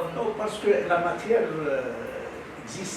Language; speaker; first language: French; non-native, local second language; Arabic